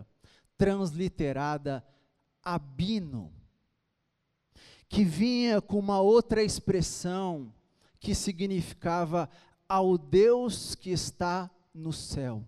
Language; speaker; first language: Portuguese; native; Portuguese